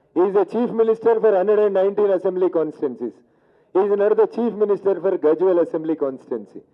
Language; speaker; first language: English; non-native, local second language; Telugu